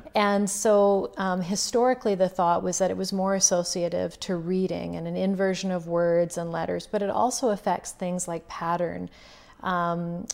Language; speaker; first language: English; native; English